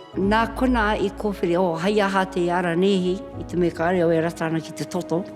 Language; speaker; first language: Māori; non-native, local second language; English